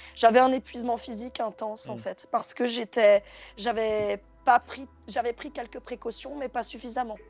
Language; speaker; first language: French; native; French